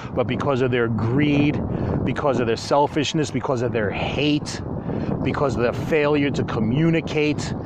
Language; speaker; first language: English; native; English